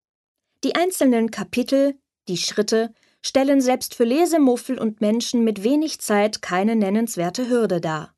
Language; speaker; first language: German; native; German